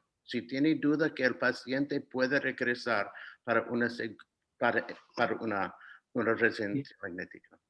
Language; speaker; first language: Spanish; non-native, fluent; English